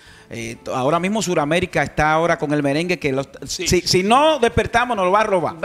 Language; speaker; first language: Spanish; native; Spanish